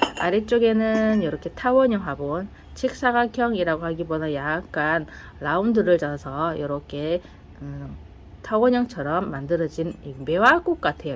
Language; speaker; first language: Korean; native; Korean